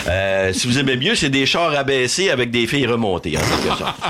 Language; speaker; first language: French; native; French